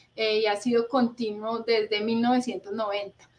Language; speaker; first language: Spanish; native; Spanish